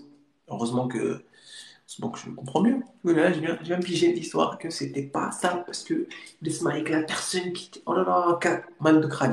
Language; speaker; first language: French; native; French